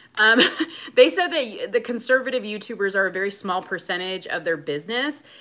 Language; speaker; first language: English; native; English